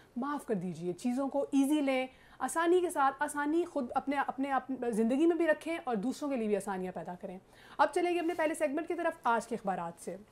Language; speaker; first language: Urdu; native; Urdu